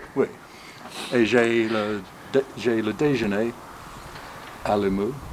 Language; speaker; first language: French; non-native, learner; English